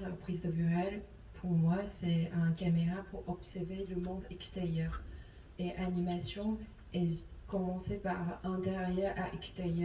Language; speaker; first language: French; non-native, fluent; Chinese